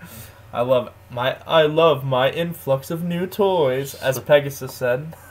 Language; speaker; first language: English; native; English